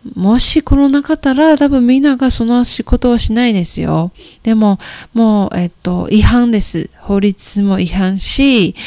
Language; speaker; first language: Japanese; non-native, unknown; Chinese